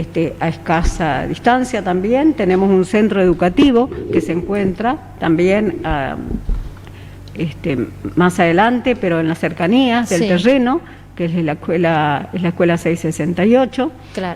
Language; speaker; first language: Spanish; native; Spanish